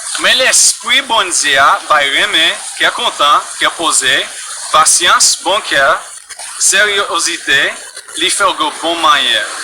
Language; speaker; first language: Haitian Creole; non-native, fluent; English